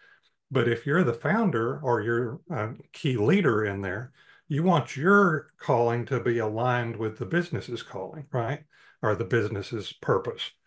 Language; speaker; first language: English; native; English